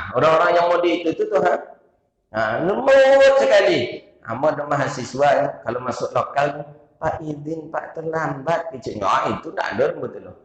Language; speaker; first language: Malay; non-native, local second language; Minangkabau